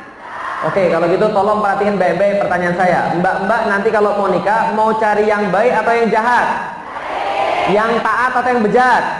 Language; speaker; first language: Indonesian; native; Indonesian